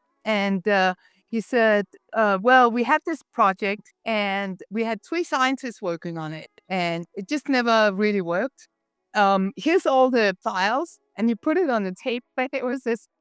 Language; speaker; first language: English; non-native, fluent; Danish